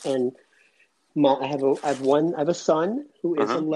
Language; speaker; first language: English; native; English